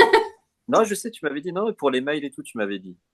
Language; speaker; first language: French; native; French